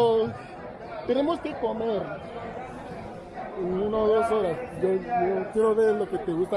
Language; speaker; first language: Spanish; non-native, learner; English